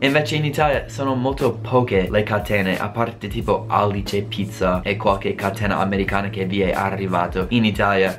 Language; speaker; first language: Italian; non-native, fluent; English